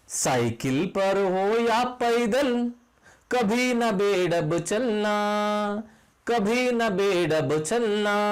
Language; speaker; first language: Hindi; non-native, local second language; Kannada